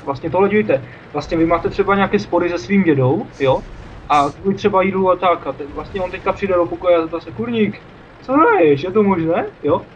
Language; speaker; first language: Czech; native; Czech